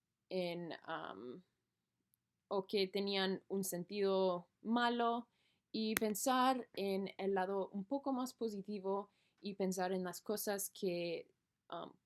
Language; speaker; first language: Spanish; non-native, learner; English